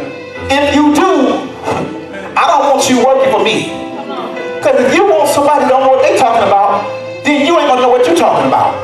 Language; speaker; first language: English; native; English